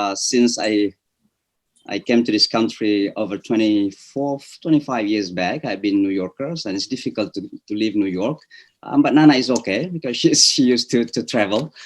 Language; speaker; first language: English; non-native, fluent; Indonesian